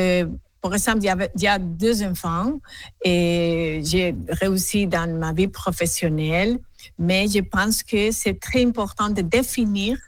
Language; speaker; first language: French; non-native, learner; Spanish